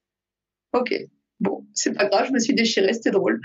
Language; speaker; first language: French; native; French